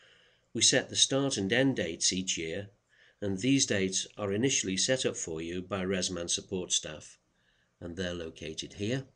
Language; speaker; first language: English; native; English